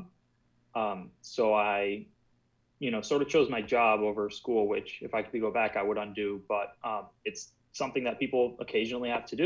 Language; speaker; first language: English; native; English